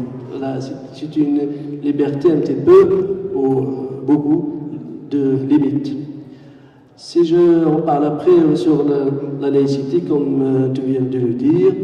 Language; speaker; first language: French; non-native, local second language; Kabyle